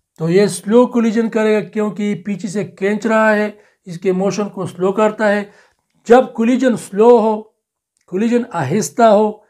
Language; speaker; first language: Urdu; non-native, local second language; Pashto